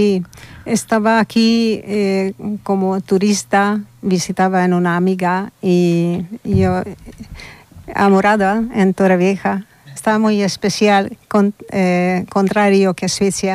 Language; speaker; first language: Spanish; non-native, learner; Hungarian